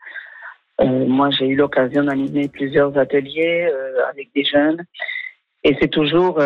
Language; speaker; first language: French; non-native, fluent; Spanish